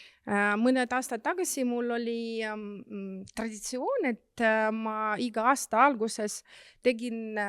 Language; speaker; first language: Estonian; non-native, local second language; Russian